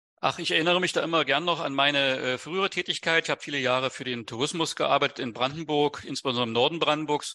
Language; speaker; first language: German; native; German